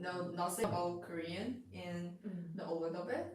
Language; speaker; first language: English; non-native, fluent; Chinese